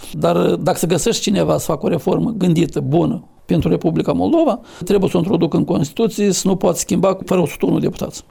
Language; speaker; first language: Romanian; native; Romanian